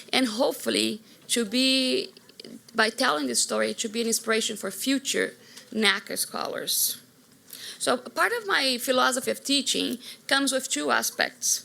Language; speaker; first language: English; non-native, fluent; Portuguese